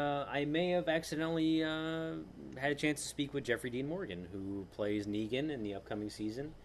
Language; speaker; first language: English; native; English